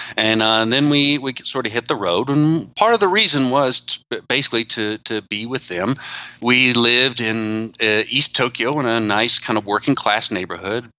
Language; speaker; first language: English; native; English